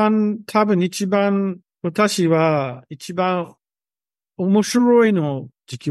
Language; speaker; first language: Japanese; non-native, learner; English